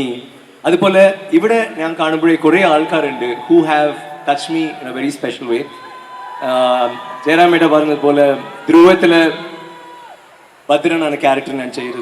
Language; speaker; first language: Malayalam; non-native, learner; Tamil